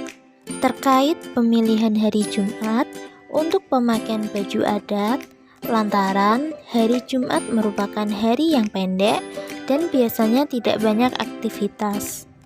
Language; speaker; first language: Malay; non-native, local second language; Javanese